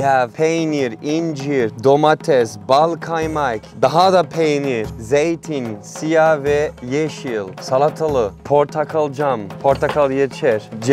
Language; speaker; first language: Turkish; non-native, learner; French